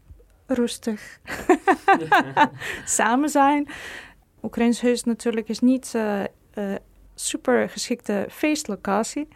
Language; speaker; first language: Dutch; non-native, fluent; Ukrainian